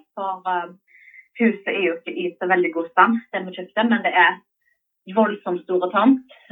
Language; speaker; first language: Norwegian; native; Norwegian